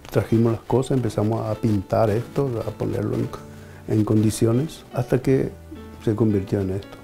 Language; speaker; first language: Spanish; native; Spanish